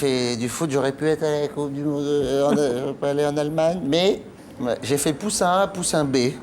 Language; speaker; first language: French; native; French